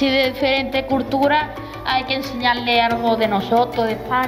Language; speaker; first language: Spanish; native; Spanish